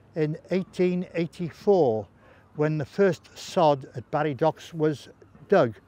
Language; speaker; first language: English; native; English